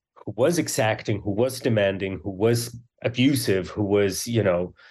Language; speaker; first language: English; early bilingual, other home language; Swedish